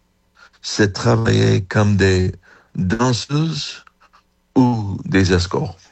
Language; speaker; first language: French; non-native, learner; English